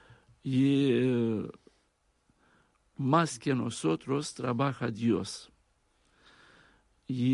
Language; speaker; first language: Spanish; non-native, fluent; Romanian